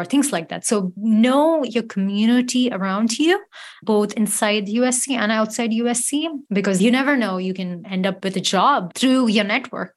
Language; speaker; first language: English; non-native, local second language; Tamil